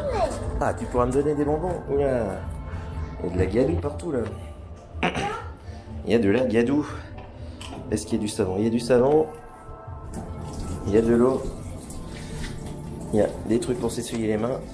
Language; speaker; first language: French; native; French